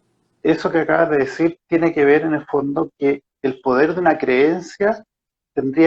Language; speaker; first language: Spanish; native; Spanish